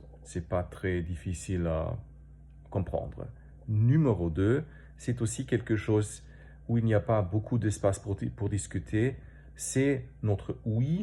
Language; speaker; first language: French; non-native, fluent; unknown